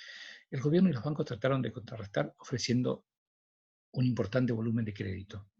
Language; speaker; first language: Spanish; native; Spanish